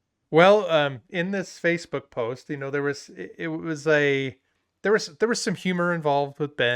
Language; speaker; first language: English; native; English